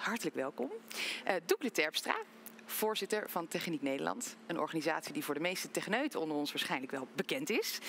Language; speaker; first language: Dutch; native; Dutch